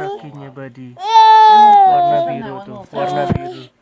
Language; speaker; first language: Indonesian; native; Indonesian